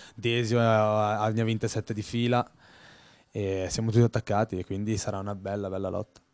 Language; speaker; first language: Italian; native; Italian